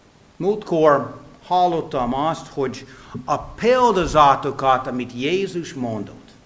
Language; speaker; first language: Hungarian; non-native, fluent; English